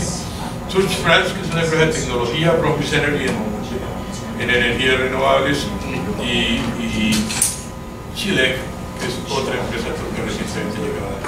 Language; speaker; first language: Spanish; native; Spanish